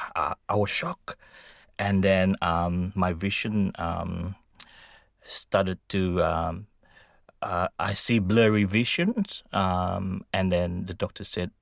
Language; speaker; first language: English; non-native, fluent; Indonesian